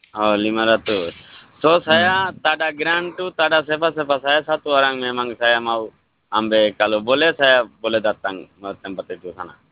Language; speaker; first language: Malay; non-native, learner; Bangla